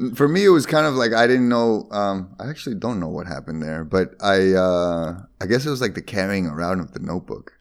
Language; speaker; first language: English; non-native, fluent; Spanish